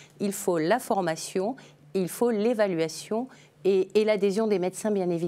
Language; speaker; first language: French; native; French